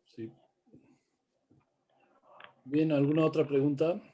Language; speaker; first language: Spanish; native; Spanish